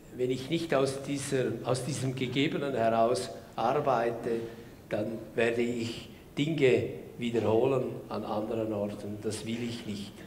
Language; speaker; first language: German; non-native, local second language; Romansh